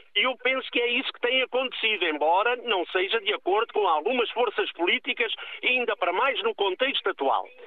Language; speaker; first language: Portuguese; native; Portuguese